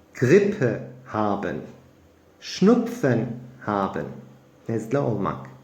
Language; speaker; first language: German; non-native, fluent; Turkish